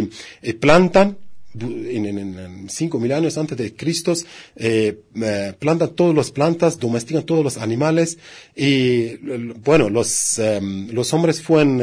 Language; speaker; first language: Spanish; non-native, learner; Kurdish